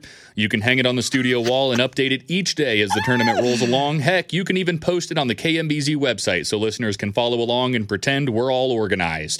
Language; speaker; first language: English; native; English